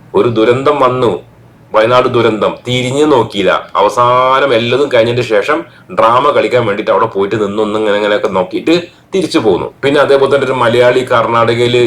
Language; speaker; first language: Malayalam; native; Malayalam